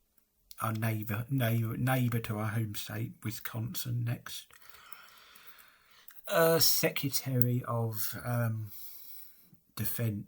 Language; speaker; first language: English; native; English